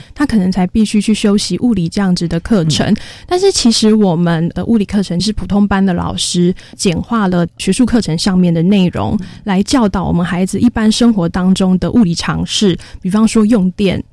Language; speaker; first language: Chinese; native; Chinese